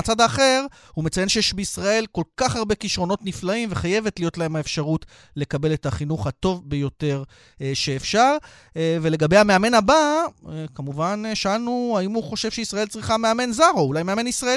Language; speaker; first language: Hebrew; native; Hebrew